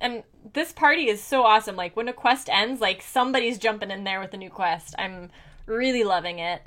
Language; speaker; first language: English; native; English